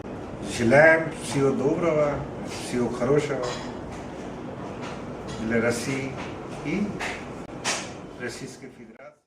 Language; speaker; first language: Russian; non-native, learner; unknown